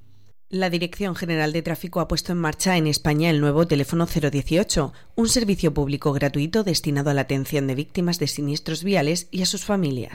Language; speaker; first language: Spanish; native; Spanish